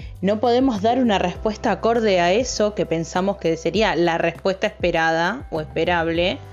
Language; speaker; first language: Spanish; native; Spanish